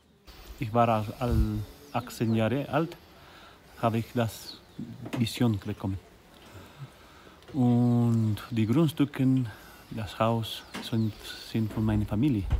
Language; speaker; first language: German; non-native, learner; Spanish